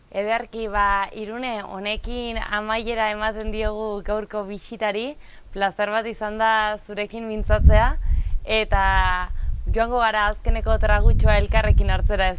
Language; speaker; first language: Basque; native; Basque